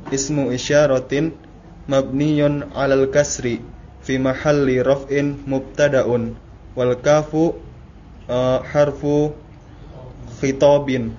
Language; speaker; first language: Arabic; non-native, learner; Indonesian